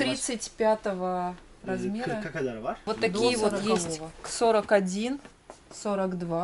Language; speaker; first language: Russian; native; Russian